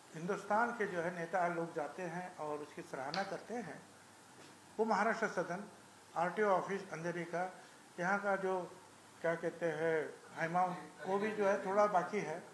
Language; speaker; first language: Hindi; non-native, local second language; Marathi